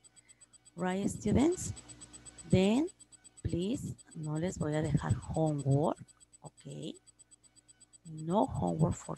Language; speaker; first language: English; non-native, learner; Spanish